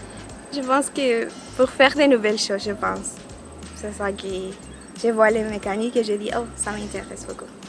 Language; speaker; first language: French; non-native, learner; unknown